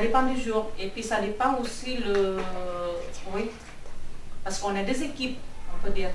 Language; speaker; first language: French; non-native, fluent; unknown